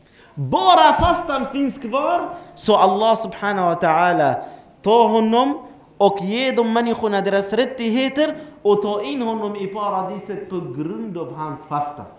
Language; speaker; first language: Swedish; non-native, fluent; Arabic